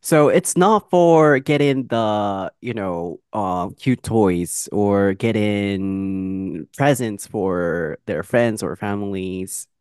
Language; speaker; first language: English; non-native, fluent; Japanese